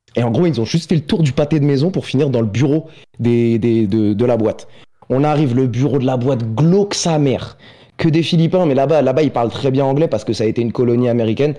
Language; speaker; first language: French; native; French